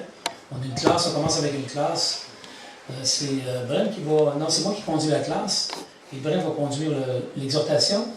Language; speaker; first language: French; native; French